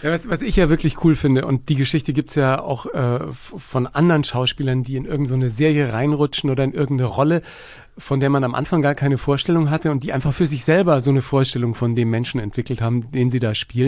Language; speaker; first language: German; native; German